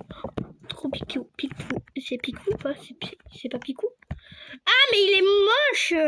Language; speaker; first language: French; native; French